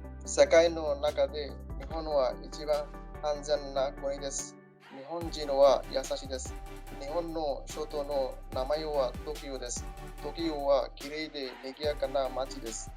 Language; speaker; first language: Japanese; non-native, learner; Bangla